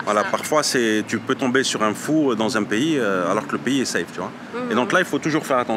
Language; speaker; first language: French; native; French